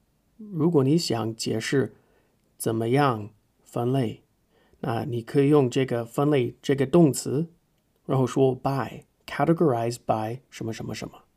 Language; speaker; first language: Chinese; non-native, fluent; English